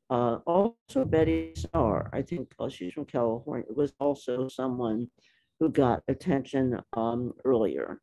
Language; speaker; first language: English; native; English